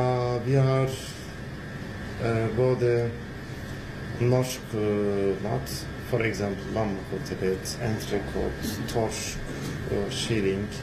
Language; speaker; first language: Norwegian; non-native, learner; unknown